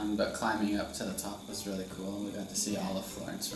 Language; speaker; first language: English; native; English